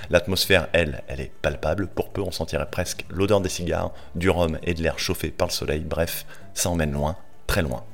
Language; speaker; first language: French; native; French